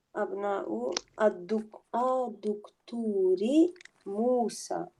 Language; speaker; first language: Arabic; non-native, learner; English